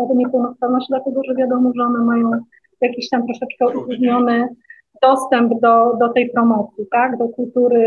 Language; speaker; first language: Polish; native; Polish